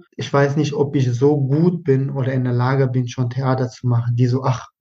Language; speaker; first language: German; non-native, fluent; Arabic